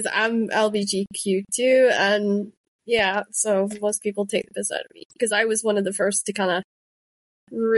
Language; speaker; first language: English; non-native, local second language; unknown